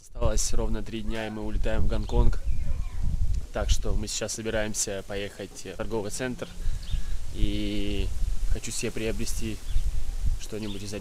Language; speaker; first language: Russian; native; Russian